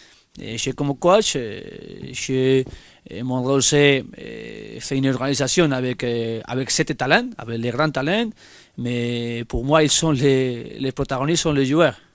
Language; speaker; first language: French; non-native, fluent; Spanish